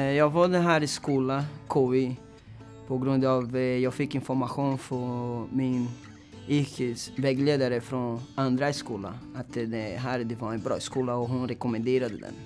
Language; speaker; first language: Swedish; non-native, fluent; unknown